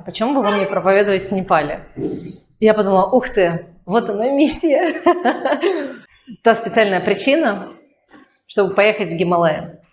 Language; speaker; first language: Russian; native; Russian